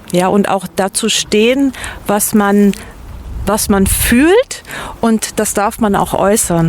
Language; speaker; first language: German; native; German